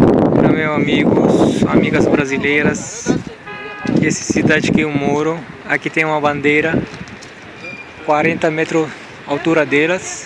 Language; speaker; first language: Portuguese; non-native, learner; Turkish